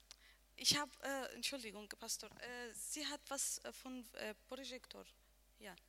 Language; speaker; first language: German; non-native, learner; Arabic